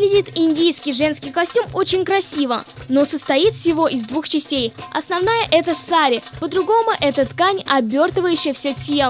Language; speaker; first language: Russian; native; Russian